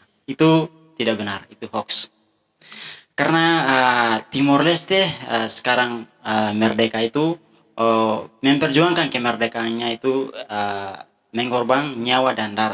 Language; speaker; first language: Indonesian; non-native, fluent; Tetum